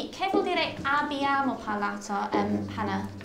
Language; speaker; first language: Italian; non-native, fluent; English